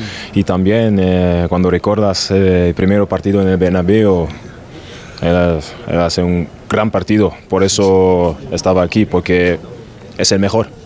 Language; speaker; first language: Spanish; non-native, fluent; German